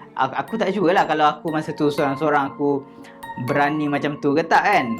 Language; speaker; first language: Malay; native; Malay